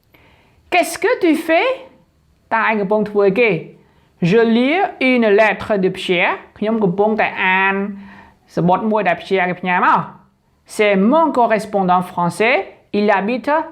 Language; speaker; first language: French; non-native, learner; Khmer